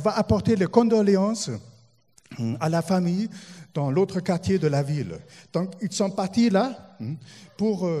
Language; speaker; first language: French; non-native, fluent; German